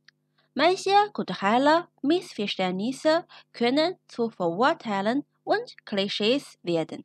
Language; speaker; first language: German; non-native, fluent; Chinese